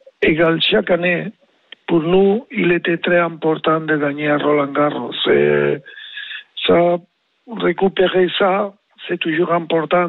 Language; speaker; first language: French; non-native, learner; Spanish